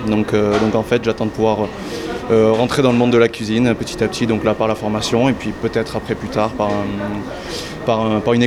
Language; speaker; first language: French; native; French